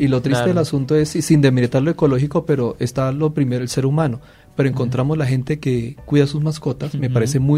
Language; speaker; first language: Spanish; native; Spanish